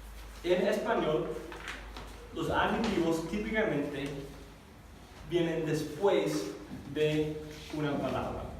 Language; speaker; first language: Spanish; non-native, fluent; English